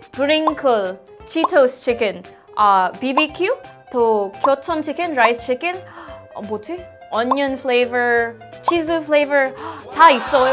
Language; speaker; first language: Korean; non-native, learner; Filipino